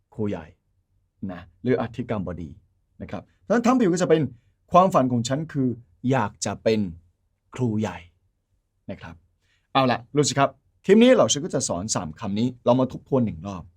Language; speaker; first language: Thai; non-native, fluent; Chinese